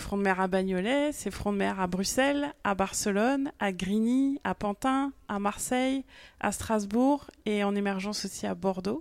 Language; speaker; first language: French; native; French